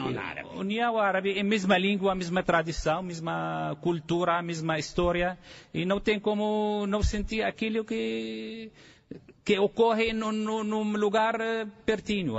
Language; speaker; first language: Portuguese; non-native, fluent; Arabic